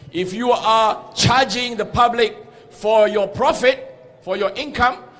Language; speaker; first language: English; non-native, local second language; Malay